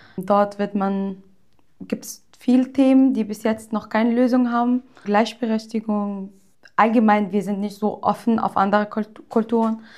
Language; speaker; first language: German; early bilingual, other home language; Arabic